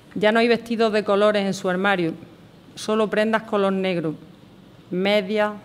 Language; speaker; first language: Spanish; native; Spanish